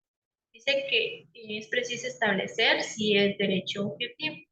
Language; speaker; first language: Spanish; native; Spanish